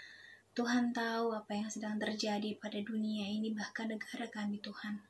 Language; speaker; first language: Indonesian; native; Indonesian